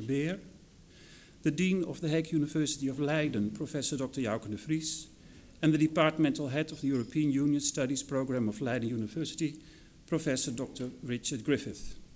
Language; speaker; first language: English; non-native, fluent; Dutch